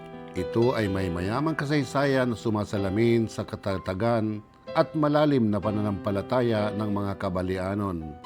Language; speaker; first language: Filipino; non-native, local second language; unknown